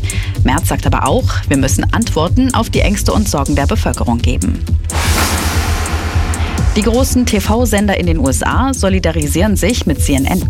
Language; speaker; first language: German; native; German